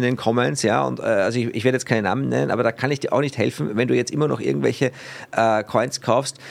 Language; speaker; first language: German; native; German